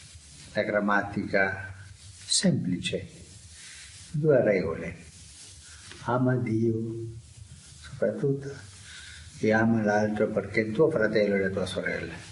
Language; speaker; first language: Italian; non-native, fluent; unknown